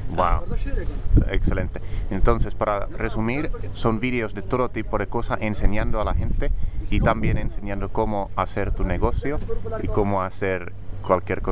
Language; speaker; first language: Spanish; non-native, fluent; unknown